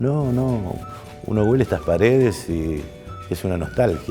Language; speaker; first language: Spanish; native; Spanish